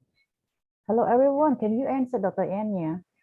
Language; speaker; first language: English; non-native, fluent; Khmer